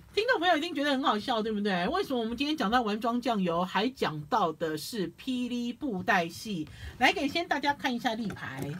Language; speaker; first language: Chinese; native; Chinese